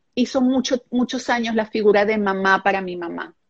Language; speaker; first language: Spanish; non-native, local second language; German